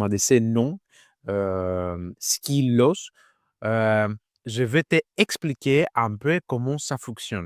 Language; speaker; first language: French; non-native, learner; Greek